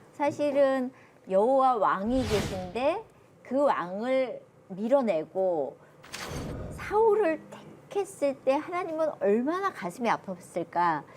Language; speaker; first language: Korean; native; Korean